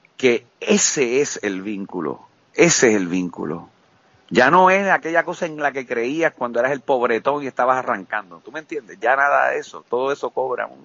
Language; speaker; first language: Spanish; native; Spanish